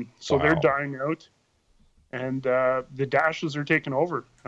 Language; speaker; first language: English; native; English